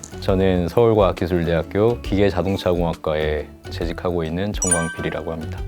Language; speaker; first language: Korean; native; Korean